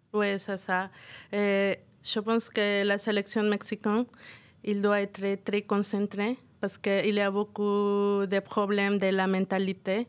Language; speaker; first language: French; non-native, fluent; Spanish